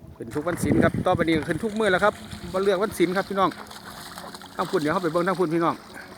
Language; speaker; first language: Thai; native; Thai